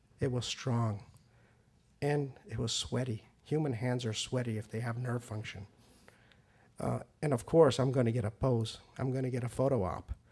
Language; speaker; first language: English; early bilingual, other home language; Persian